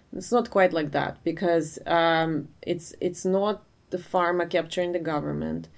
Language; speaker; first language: English; non-native, fluent; Ukrainian